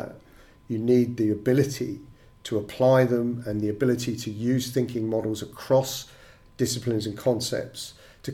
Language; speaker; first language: English; native; English